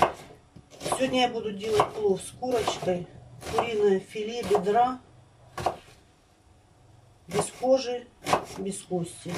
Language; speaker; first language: Russian; native; Russian